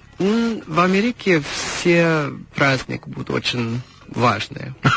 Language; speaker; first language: Russian; non-native, learner; English